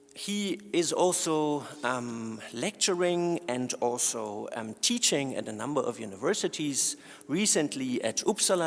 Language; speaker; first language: English; non-native, fluent; German